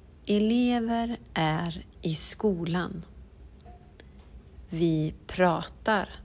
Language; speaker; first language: Swedish; non-native, learner; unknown